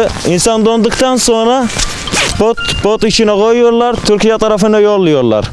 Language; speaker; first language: Turkish; non-native, learner; Arabic